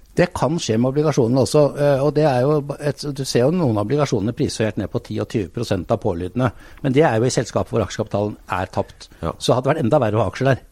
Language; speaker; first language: Norwegian; native; Norwegian